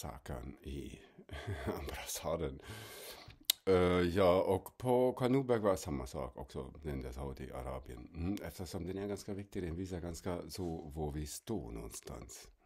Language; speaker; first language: Swedish; non-native, fluent; German